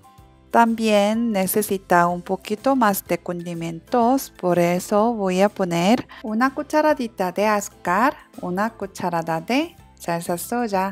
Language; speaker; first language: Spanish; non-native, learner; Korean